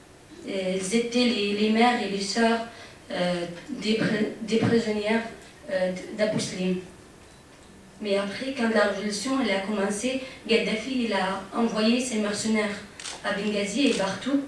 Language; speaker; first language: French; non-native, fluent; Arabic